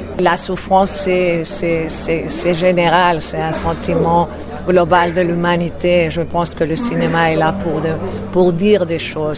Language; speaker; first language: French; non-native, fluent; Spanish